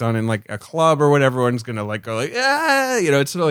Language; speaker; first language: English; native; English